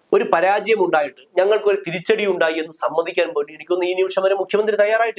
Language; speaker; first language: Malayalam; native; Malayalam